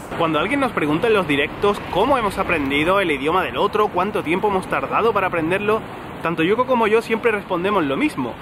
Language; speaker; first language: Spanish; native; Spanish